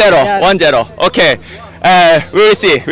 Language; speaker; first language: English; non-native, learner; Korean